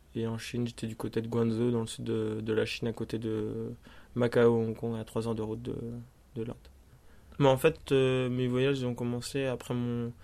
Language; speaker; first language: French; native; French